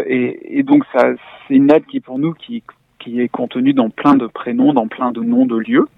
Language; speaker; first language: French; native; French